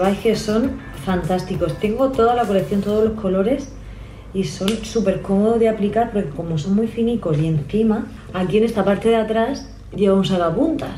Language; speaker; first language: Spanish; native; Spanish